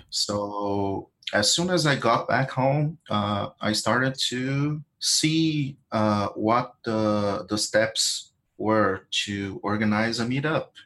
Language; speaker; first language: English; non-native, fluent; Portuguese